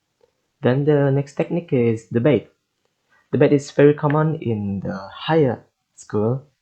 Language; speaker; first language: English; non-native, learner; Indonesian